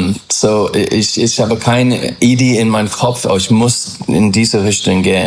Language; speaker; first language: German; non-native, learner; English